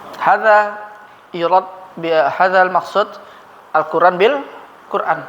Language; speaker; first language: Arabic; non-native, fluent; Indonesian